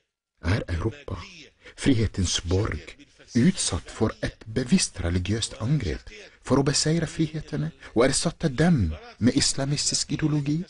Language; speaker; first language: Norwegian; non-native, fluent; Arabic